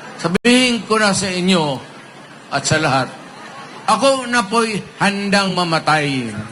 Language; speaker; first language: Filipino; non-native, local second language; Cebuano